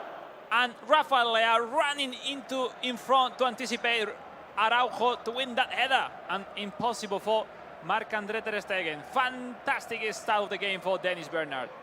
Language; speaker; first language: English; non-native, fluent; Spanish